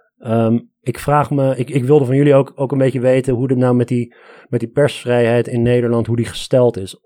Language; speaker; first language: Dutch; early bilingual, other home language; Armenian